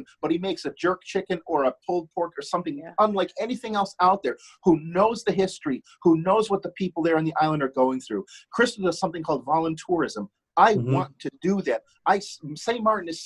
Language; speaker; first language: English; non-native, fluent; German